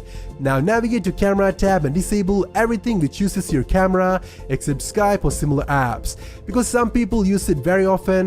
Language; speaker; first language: English; non-native, fluent; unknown